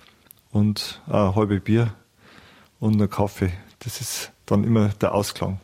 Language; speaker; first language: German; native; German